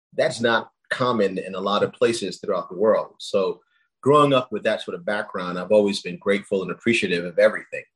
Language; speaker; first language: English; early bilingual, other home language; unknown